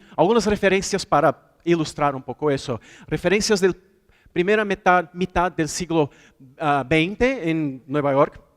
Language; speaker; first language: Spanish; non-native, fluent; Portuguese